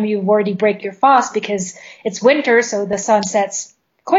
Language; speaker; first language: English; non-native, fluent; Indonesian